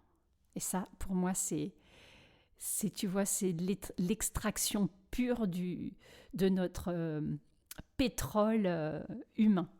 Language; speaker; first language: French; native; French